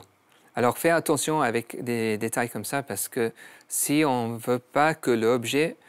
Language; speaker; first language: French; non-native, learner; English